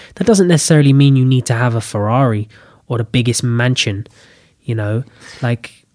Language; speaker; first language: English; native; English